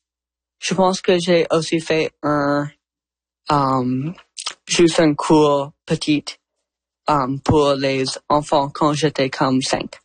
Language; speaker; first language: French; non-native, learner; English